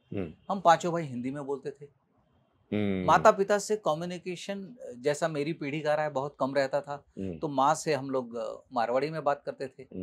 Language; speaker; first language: Hindi; native; Hindi